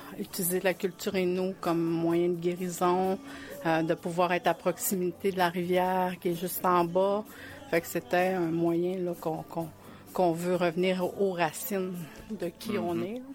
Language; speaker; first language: French; native; French